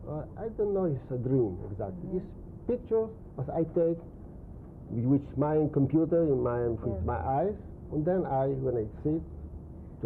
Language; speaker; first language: English; non-native, learner; Spanish